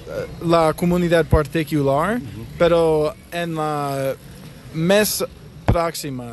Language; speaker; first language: Spanish; non-native, learner; English